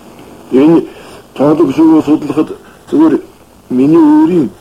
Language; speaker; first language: Mongolian; native; Mongolian